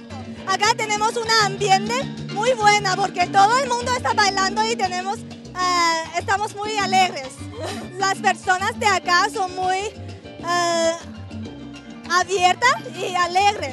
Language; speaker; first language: Spanish; non-native, learner; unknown